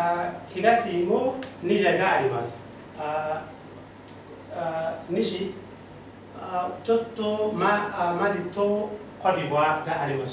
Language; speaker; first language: Japanese; non-native, learner; Mossi